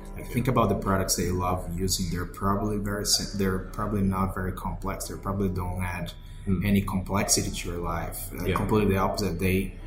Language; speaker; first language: English; non-native, fluent; Portuguese